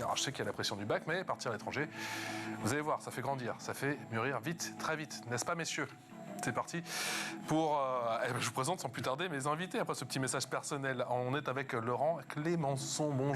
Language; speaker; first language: French; native; French